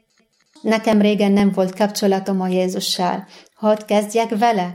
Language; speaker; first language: Hungarian; non-native, fluent; Arabic